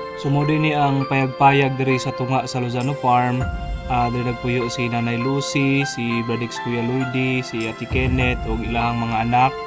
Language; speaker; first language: Cebuano; native; Cebuano